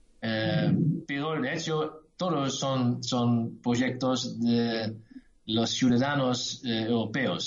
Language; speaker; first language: Spanish; non-native, learner; Dutch